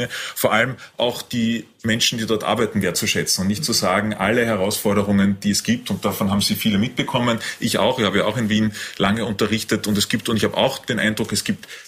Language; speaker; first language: German; native; German